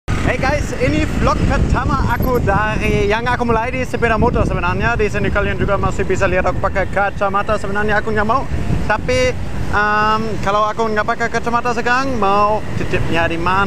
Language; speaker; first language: Indonesian; non-native, fluent; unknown